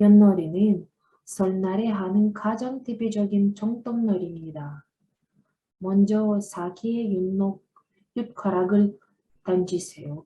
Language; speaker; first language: Korean; non-native, learner; Russian